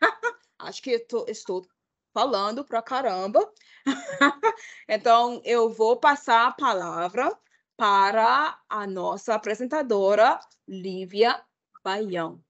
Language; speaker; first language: Portuguese; non-native, fluent; English